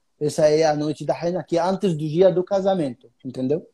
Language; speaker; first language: Portuguese; non-native, fluent; Arabic